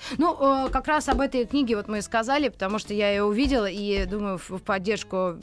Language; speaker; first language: Russian; native; Russian